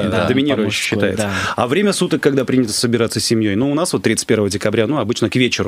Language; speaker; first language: Russian; native; Russian